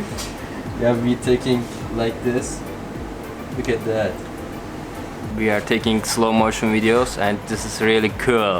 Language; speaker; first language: English; non-native, learner; Turkish